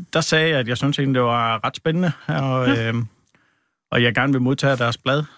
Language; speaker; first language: Danish; native; Danish